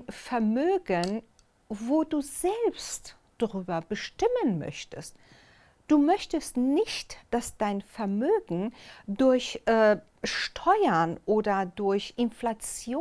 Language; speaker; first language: German; non-native, fluent; Persian